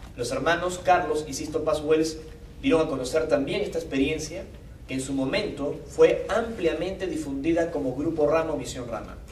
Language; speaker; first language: Spanish; native; Spanish